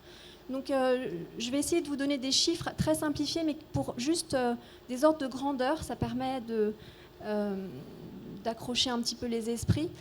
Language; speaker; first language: French; native; French